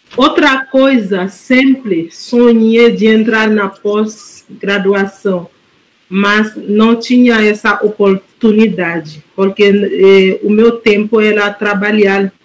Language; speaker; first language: Portuguese; non-native, fluent; Haitian Creole